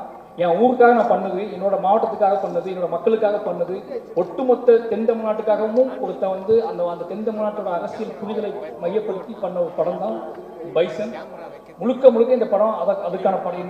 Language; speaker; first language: Tamil; native; Tamil